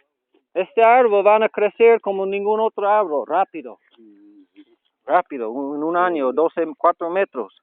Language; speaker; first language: Spanish; non-native, learner; English